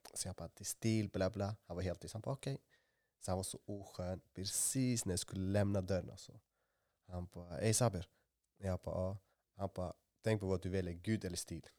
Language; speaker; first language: Swedish; early bilingual, other home language; Somali